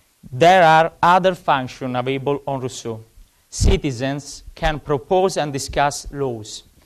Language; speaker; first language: English; non-native, fluent; Italian